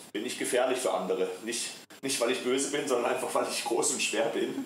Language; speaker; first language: German; native; German